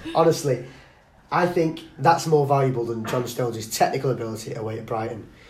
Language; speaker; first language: English; native; English